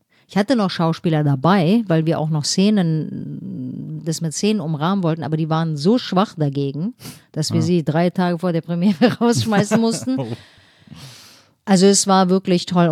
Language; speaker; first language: German; native; German